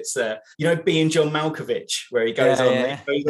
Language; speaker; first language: English; native; English